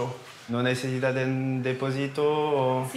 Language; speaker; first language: Spanish; non-native, learner; French